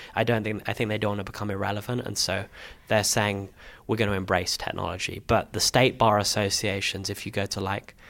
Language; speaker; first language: English; native; English